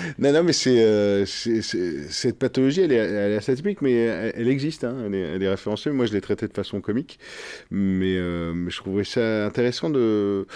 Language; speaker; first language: French; native; French